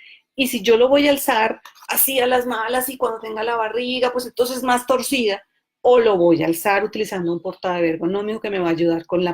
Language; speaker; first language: Spanish; native; Spanish